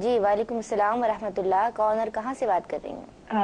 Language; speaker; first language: Urdu; native; Urdu